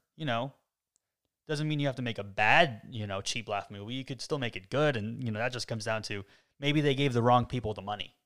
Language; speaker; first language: English; native; English